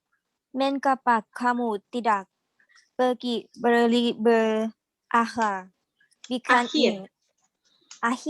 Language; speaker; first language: Indonesian; non-native, learner; Thai